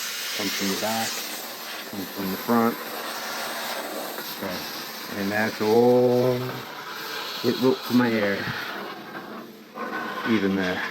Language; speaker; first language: English; native; English